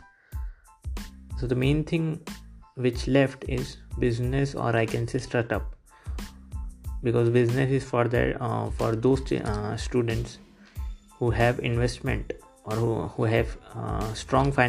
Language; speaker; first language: English; non-native, local second language; Hindi